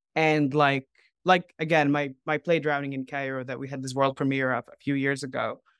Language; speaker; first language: English; non-native, fluent; Arabic